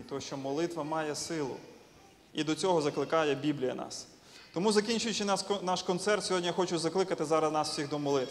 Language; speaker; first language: Ukrainian; native; Ukrainian